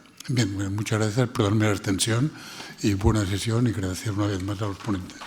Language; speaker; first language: Spanish; non-native, local second language; Catalan